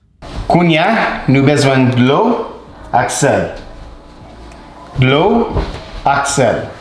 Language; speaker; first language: Haitian Creole; non-native, learner; English